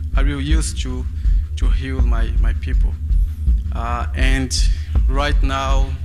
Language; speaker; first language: English; non-native, fluent; Portuguese